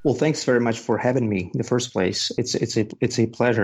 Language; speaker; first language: English; non-native, fluent; Russian